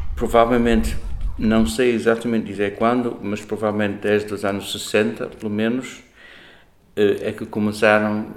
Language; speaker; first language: Portuguese; non-native, fluent; English